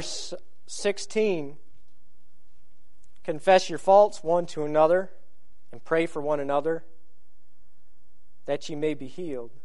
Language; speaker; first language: English; native; English